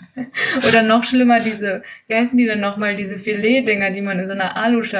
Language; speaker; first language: German; native; German